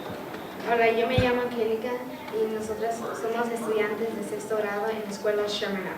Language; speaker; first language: Spanish; early bilingual, heritage; Spanish